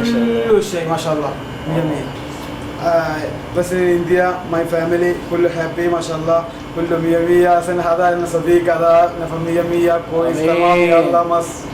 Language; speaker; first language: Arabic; non-native, learner; Malayalam